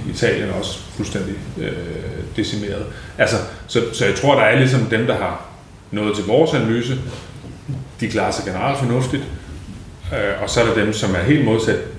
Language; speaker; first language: Danish; native; Danish